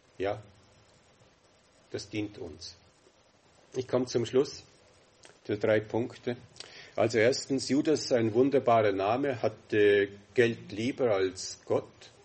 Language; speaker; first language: German; native; German